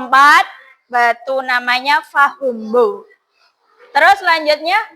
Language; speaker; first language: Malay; non-native, local second language; Javanese